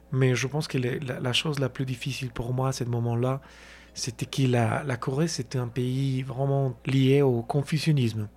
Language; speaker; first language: French; non-native, fluent; Spanish